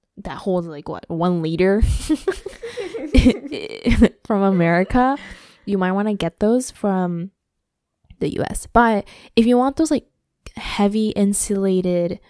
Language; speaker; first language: English; early bilingual, other home language; Japanese